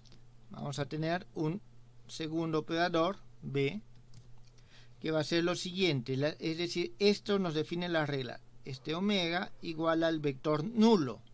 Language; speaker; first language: Spanish; native; Spanish